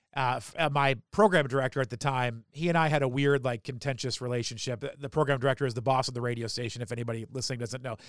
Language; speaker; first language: English; native; English